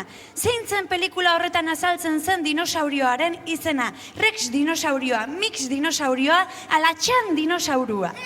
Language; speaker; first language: Basque; native; Basque